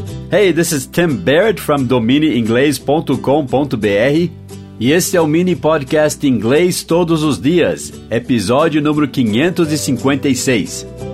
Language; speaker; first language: Portuguese; non-native, fluent; English